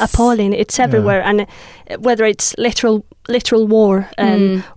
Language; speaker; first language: English; non-native, fluent; Spanish